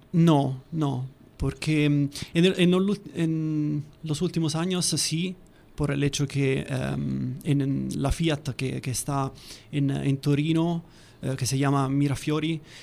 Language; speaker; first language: Spanish; non-native, fluent; Italian